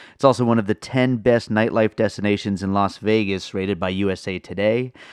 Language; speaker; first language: English; native; English